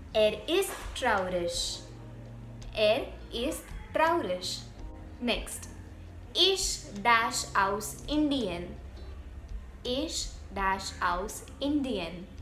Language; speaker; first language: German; non-native, fluent; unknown